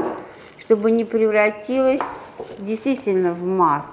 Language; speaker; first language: Russian; native; Russian